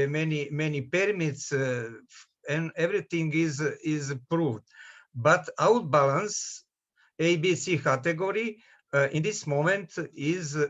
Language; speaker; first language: English; non-native, learner; Serbian